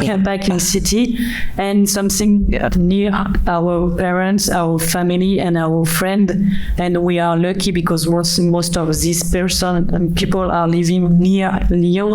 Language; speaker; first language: English; non-native, fluent; French